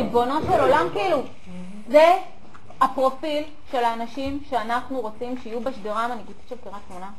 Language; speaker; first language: Hebrew; native; Hebrew